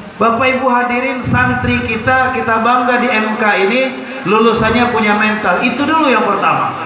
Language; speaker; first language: Indonesian; non-native, local second language; Malay